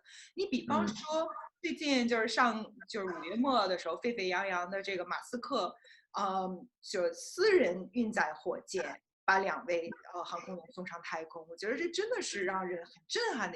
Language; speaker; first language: Chinese; native; Chinese